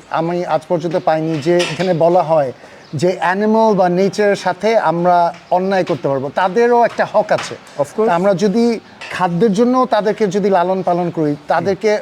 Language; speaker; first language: Bangla; early bilingual, heritage; Bangla